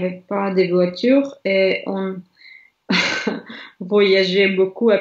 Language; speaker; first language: French; non-native, learner; Russian